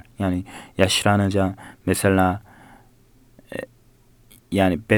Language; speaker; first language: Turkish; non-native, fluent; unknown